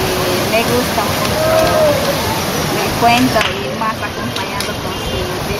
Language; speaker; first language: Spanish; non-native, local second language; Shipibo-Conibo